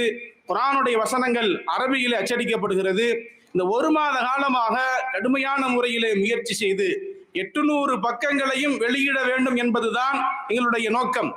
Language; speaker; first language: Tamil; native; Tamil